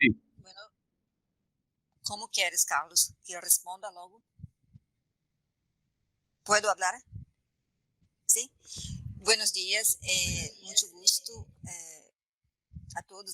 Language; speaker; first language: Spanish; non-native, fluent; Portuguese